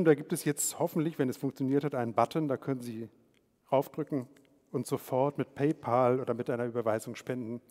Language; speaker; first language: German; native; German